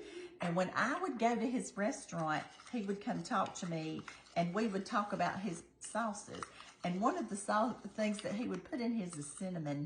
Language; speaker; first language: English; native; English